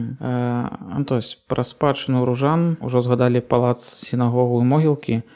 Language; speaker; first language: Belarusian; native; Belarusian